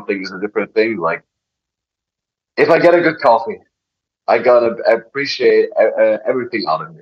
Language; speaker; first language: English; non-native, fluent; German